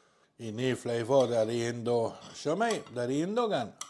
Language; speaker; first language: Indonesian; non-native, learner; French